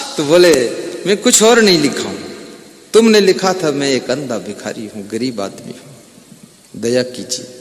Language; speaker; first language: Hindi; native; Hindi